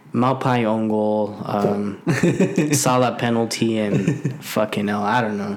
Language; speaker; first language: English; early bilingual, other home language; Spanish